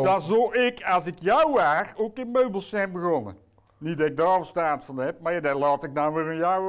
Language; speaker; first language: Dutch; native; Dutch